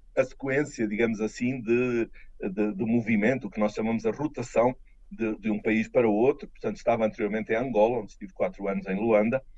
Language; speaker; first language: Portuguese; native; Portuguese